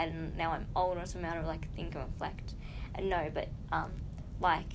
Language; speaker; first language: English; native; English